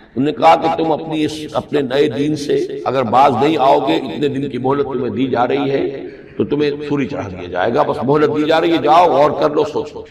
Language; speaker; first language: Urdu; native; Urdu